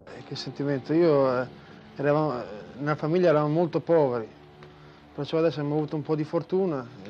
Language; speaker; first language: Italian; early bilingual, heritage; Italian